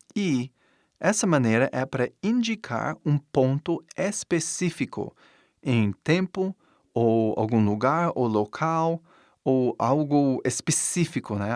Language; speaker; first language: Portuguese; non-native, fluent; English